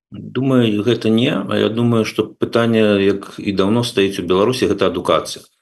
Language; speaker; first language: Belarusian; native; Belarusian